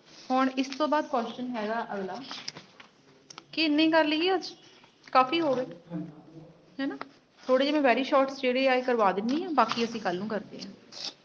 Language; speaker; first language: Punjabi; native; Punjabi